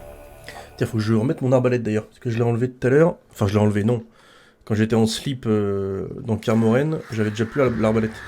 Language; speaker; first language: French; native; French